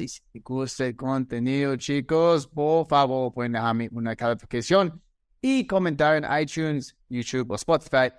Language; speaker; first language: Spanish; non-native, fluent; English